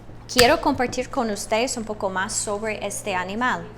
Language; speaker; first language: Spanish; non-native, fluent; English